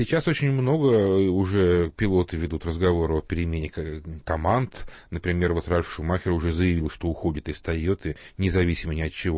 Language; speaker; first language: Russian; native; Russian